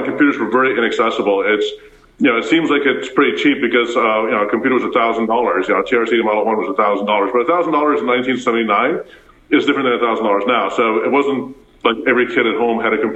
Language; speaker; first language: English; early bilingual, other home language; Afrikaans